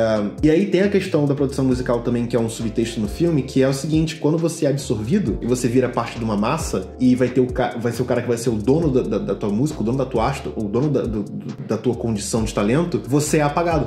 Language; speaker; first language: Portuguese; native; Portuguese